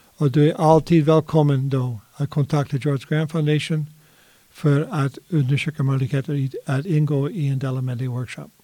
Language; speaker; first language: Swedish; non-native, fluent; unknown